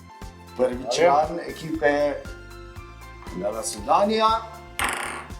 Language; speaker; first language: Slovenian; native; Slovenian